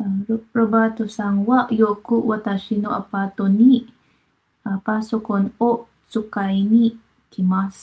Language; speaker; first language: Japanese; non-native, learner; Filipino